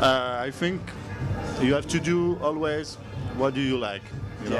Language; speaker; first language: English; non-native, learner; French